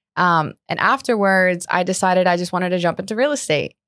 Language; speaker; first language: English; early bilingual, other home language; Spanish